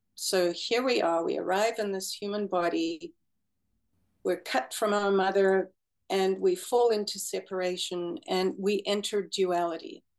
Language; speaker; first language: English; native; English